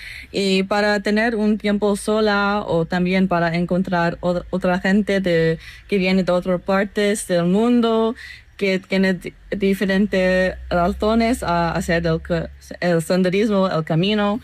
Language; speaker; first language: Spanish; non-native, learner; English